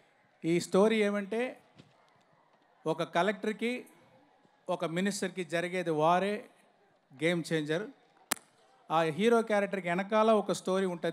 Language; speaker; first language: Telugu; non-native, local second language; Tamil